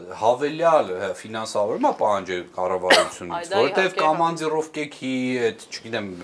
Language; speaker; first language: Armenian; native; Armenian